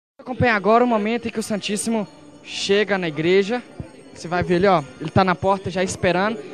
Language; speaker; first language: Portuguese; native; Portuguese